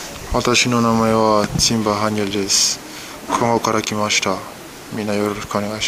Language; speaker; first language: Japanese; non-native, learner; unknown